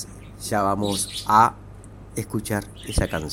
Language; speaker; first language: Spanish; native; Spanish